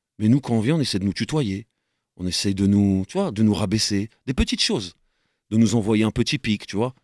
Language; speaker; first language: French; native; French